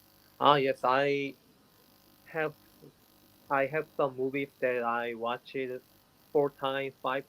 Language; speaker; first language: English; non-native, learner; Korean